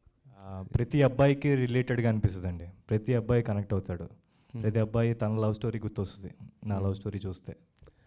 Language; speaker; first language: Telugu; native; Telugu